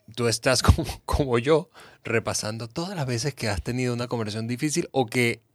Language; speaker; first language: Spanish; native; Spanish